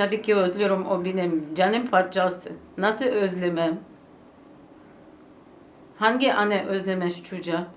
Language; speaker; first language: Turkish; non-native, learner; Ukrainian